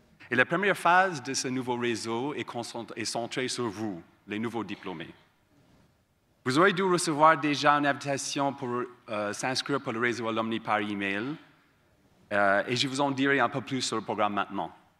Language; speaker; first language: French; non-native, fluent; English